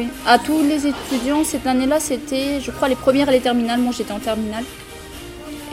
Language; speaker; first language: French; early bilingual, other home language; Romanian